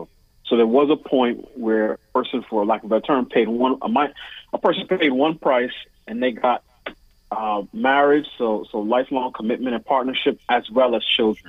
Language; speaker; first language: English; native; English